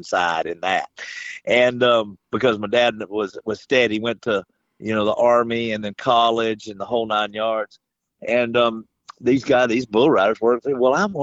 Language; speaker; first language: English; native; English